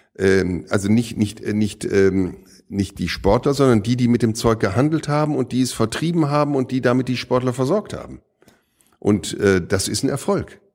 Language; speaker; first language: German; native; German